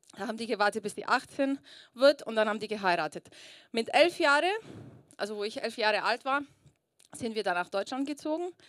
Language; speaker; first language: German; early bilingual, other home language; Italian